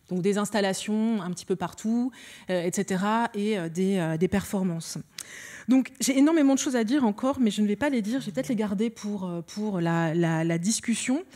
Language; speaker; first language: French; early bilingual, other home language; Lingala